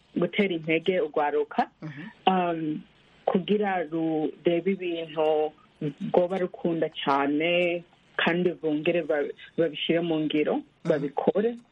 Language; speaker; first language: Rundi; early bilingual, heritage; Rundi